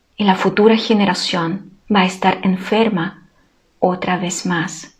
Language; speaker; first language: Spanish; non-native, fluent; Ukrainian